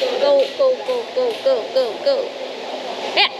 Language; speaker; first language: English; non-native, learner; Korean